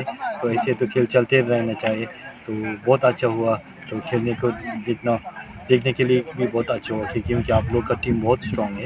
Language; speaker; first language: Hindi; non-native, fluent; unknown